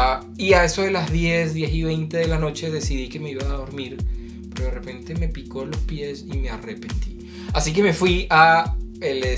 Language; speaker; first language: Spanish; native; Spanish